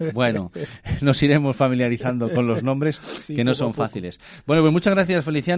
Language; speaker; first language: Spanish; native; Spanish